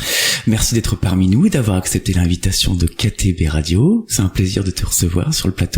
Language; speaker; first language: French; native; French